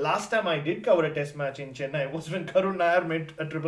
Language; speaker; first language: English; non-native, local second language; Tamil